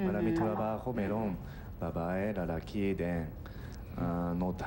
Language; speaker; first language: Filipino; non-native, learner; Japanese